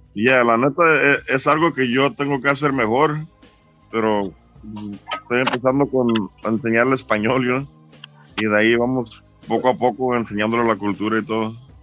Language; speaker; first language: Spanish; early bilingual, heritage; Spanish